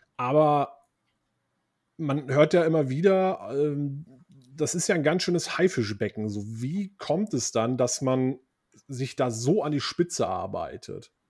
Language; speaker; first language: German; early bilingual, other home language; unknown